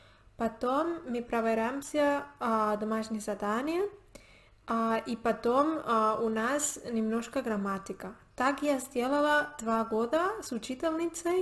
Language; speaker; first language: Russian; non-native, learner; Spanish